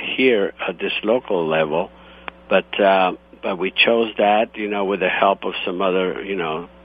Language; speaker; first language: English; non-native, fluent; Croatian